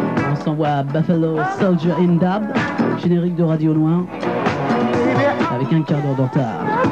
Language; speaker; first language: French; native; French